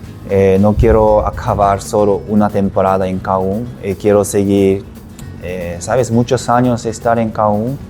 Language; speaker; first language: Portuguese; non-native, learner; Japanese